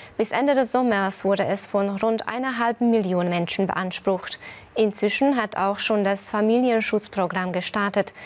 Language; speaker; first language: German; non-native, fluent; Hungarian